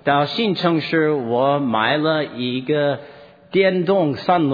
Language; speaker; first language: Chinese; non-native, fluent; English